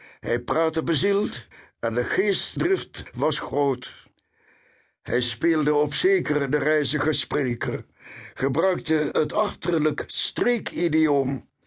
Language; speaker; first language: Dutch; native; Dutch